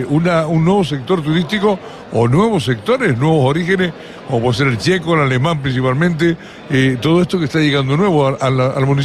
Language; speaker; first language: Spanish; native; Spanish